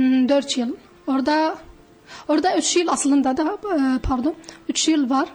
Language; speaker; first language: Turkish; non-native, fluent; Arabic